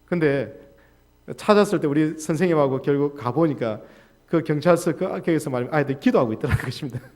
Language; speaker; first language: Korean; native; Korean